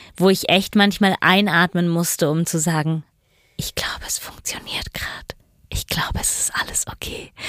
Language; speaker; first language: German; non-native, fluent; Italian